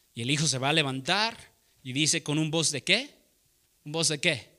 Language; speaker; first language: Spanish; early bilingual, heritage; Spanish